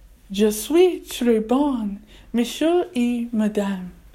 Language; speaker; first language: French; non-native, learner; English